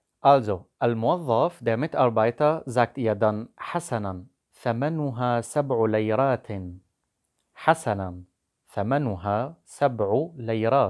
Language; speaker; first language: German; non-native, fluent; Arabic